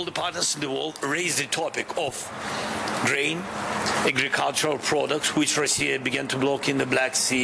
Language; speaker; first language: English; non-native, learner; Russian